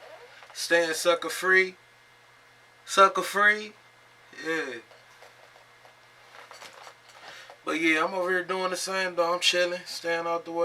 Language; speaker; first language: English; native; English